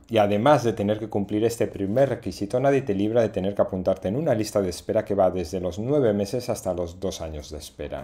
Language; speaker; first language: Spanish; native; Spanish